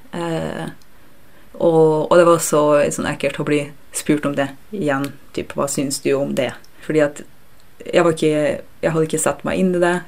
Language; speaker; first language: Norwegian; early bilingual, other home language; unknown